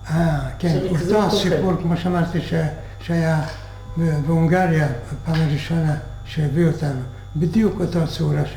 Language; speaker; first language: Hebrew; non-native, fluent; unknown